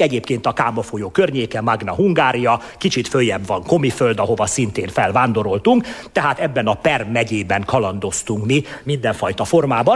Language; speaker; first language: Hungarian; native; Hungarian